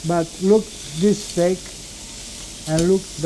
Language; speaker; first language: English; non-native, learner; Italian